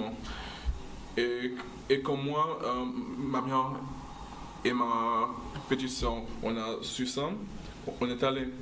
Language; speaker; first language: French; non-native, local second language; English